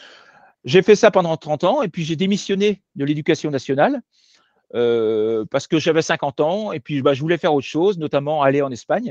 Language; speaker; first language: French; native; French